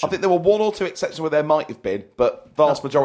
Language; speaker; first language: English; native; English